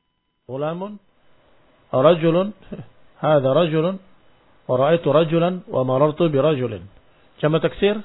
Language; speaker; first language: Arabic; non-native, fluent; Indonesian